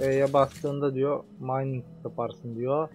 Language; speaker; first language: Turkish; native; Turkish